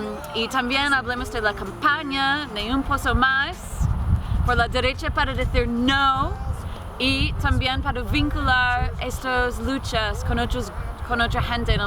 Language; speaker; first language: Spanish; non-native, learner; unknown